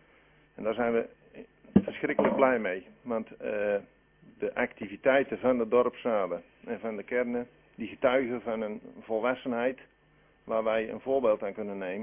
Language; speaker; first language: Dutch; native; Dutch